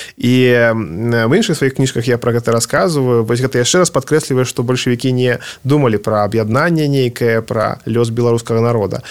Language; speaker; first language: Belarusian; non-native, local second language; Russian